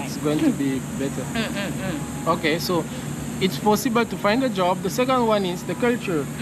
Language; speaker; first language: English; non-native, learner; French